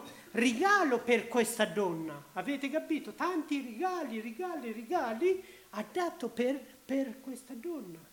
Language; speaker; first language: Italian; non-native, learner; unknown